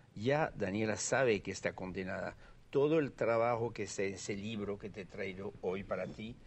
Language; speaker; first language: Spanish; non-native, fluent; French